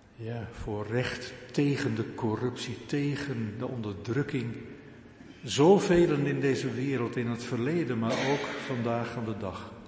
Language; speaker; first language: Dutch; native; Dutch